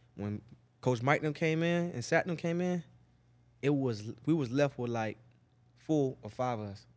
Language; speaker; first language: English; native; English